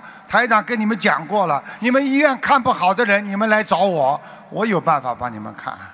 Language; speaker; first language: Chinese; native; Chinese